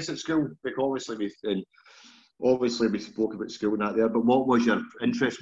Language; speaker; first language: English; native; English